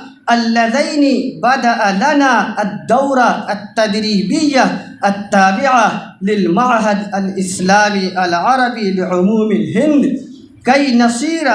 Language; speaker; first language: Arabic; non-native, fluent; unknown